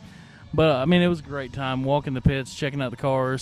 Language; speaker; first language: English; native; English